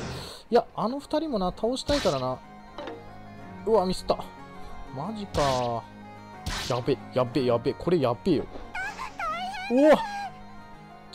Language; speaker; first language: Japanese; native; Japanese